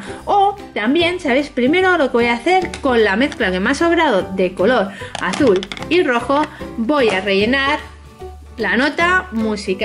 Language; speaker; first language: Spanish; native; Spanish